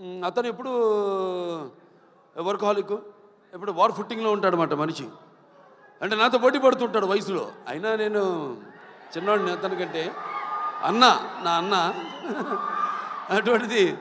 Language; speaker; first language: Telugu; native; Telugu